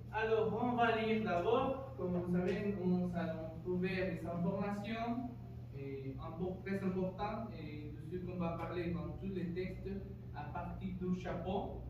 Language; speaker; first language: French; non-native, fluent; Spanish